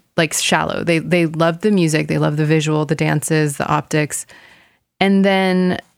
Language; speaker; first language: English; non-native, fluent; Korean